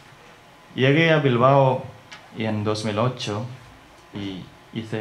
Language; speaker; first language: Spanish; non-native, learner; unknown